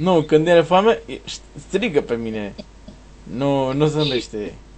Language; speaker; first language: Romanian; non-native, learner; Portuguese